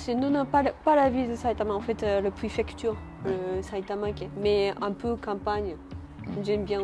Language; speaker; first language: French; non-native, learner; Japanese